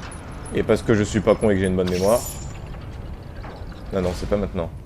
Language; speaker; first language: French; native; French